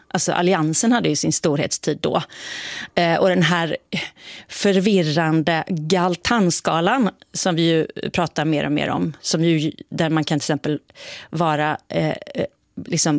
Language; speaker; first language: Swedish; native; Swedish